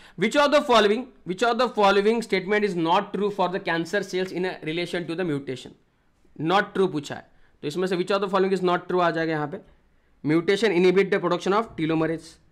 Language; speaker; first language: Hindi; non-native, local second language; Marathi